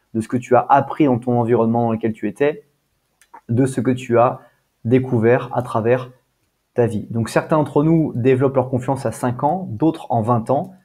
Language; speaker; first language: French; native; French